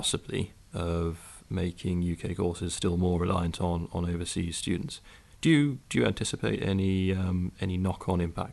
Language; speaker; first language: English; native; English